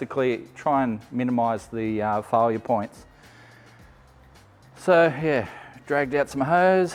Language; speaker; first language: English; native; English